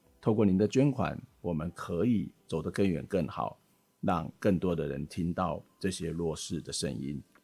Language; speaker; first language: Chinese; native; Chinese